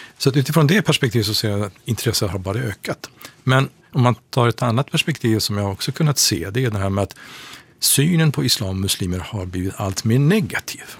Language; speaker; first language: Swedish; non-native, fluent; Persian